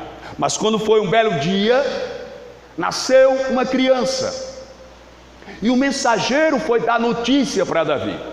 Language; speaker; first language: Portuguese; native; Portuguese